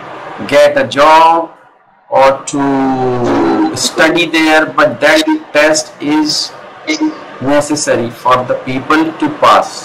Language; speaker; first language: English; non-native, local second language; Hindi